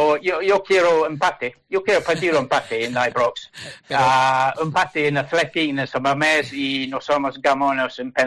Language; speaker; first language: Spanish; non-native, learner; English